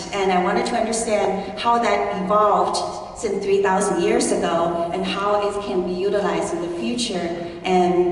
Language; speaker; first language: English; early bilingual, other home language; Chinese